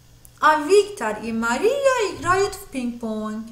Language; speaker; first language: Russian; non-native, fluent; Persian